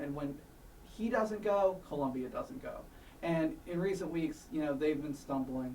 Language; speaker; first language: English; native; English